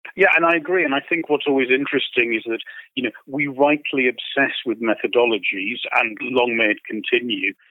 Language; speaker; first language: English; native; English